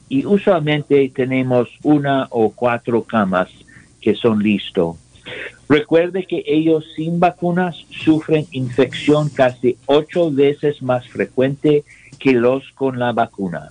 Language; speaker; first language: Spanish; non-native, learner; English